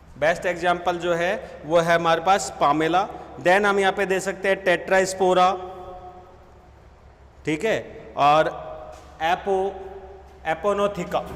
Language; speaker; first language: Hindi; native; Hindi